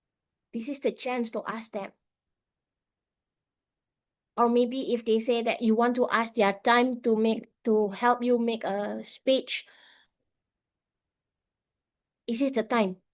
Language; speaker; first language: English; non-native, fluent; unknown